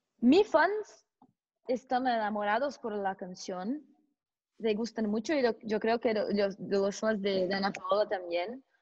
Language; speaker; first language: Spanish; non-native, learner; Portuguese